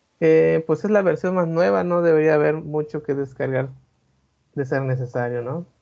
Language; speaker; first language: Spanish; native; Spanish